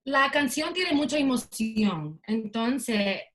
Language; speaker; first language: Spanish; early bilingual, other home language; English